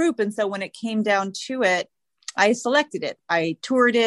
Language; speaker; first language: English; native; English